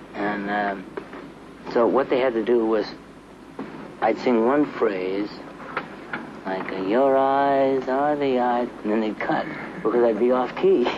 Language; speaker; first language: English; native; English